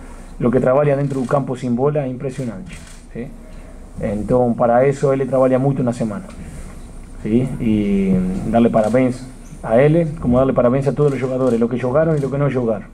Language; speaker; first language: Portuguese; non-native, fluent; Spanish